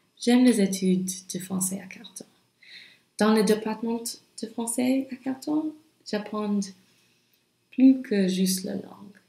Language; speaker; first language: French; non-native, learner; English